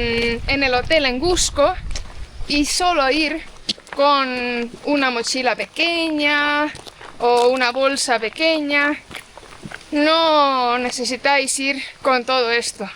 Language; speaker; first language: Spanish; non-native, fluent; Portuguese